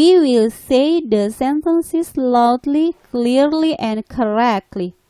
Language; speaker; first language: English; non-native, learner; Indonesian